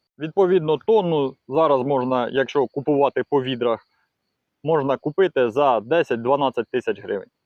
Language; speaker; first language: Ukrainian; native; Ukrainian